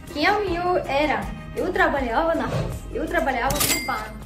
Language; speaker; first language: Portuguese; non-native, fluent; Russian